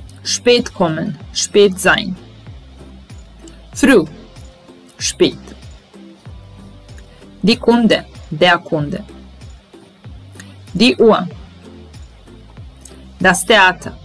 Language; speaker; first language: German; non-native, fluent; Serbian